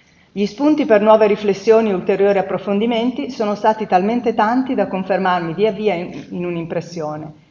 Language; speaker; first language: Italian; native; Italian